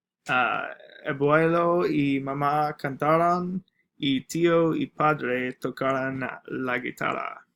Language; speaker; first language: Spanish; non-native, learner; English